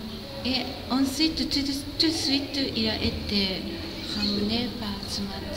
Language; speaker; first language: French; non-native, fluent; Japanese